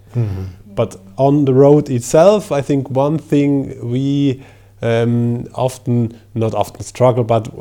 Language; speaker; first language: English; non-native, fluent; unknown